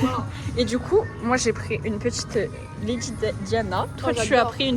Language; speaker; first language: French; native; French